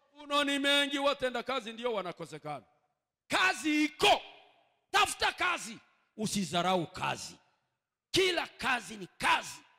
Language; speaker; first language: Swahili; non-native, local second language; Kinyarwanda